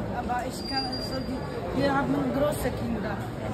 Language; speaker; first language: German; non-native, learner; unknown